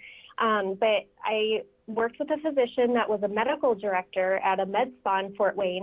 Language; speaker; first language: English; native; English